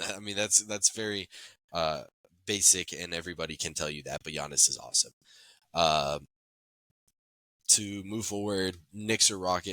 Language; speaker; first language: English; native; English